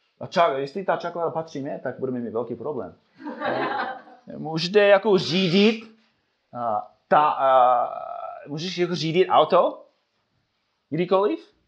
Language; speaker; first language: Czech; non-native, fluent; English